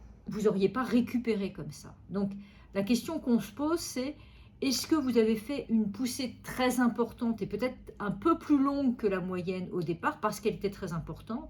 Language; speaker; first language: French; native; French